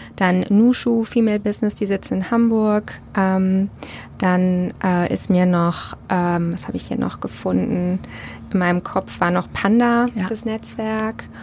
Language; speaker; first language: German; native; German